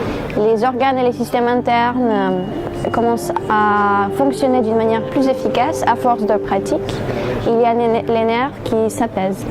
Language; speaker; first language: French; non-native, fluent; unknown